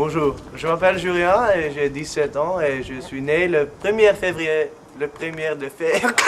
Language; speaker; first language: French; non-native, learner; Dutch